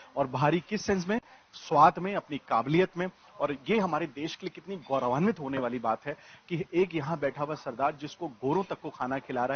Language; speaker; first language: Hindi; native; Hindi